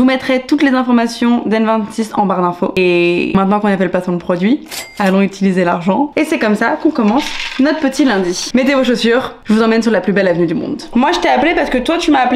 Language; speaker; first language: French; native; French